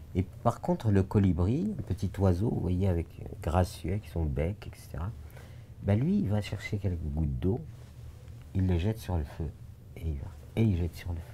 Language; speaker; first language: French; non-native, local second language; Arabic